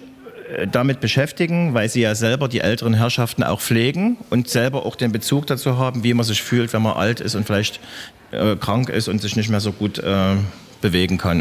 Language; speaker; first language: German; native; German